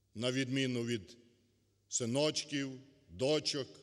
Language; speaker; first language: Ukrainian; native; Ukrainian